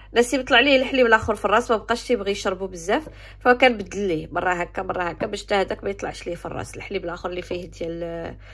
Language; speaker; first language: Arabic; native; Arabic